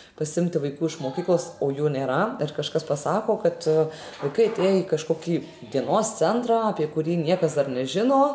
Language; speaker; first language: Lithuanian; native; Lithuanian